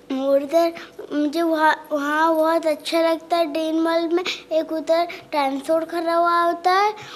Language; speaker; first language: Hindi; early bilingual, heritage; Urdu